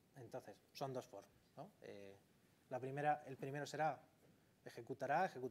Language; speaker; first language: Spanish; native; Spanish